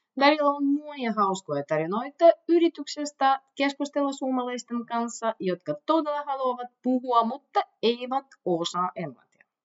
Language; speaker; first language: Finnish; non-native, learner; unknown